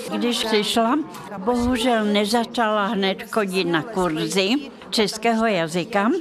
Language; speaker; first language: Czech; non-native, fluent; Russian